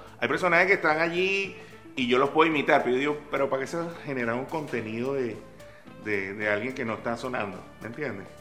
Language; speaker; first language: Spanish; native; Spanish